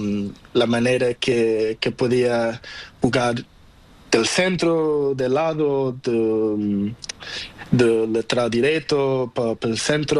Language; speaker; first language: Spanish; non-native, learner; Portuguese